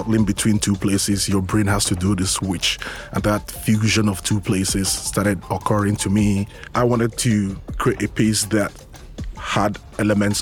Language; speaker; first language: English; non-native, local second language; Igbo